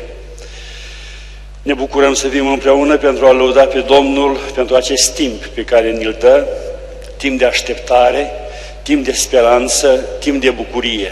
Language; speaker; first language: Romanian; native; Romanian